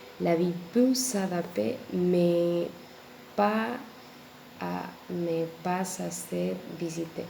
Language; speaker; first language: French; non-native, learner; Spanish